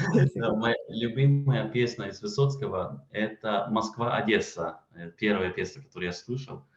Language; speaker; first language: Russian; non-native, fluent; Swedish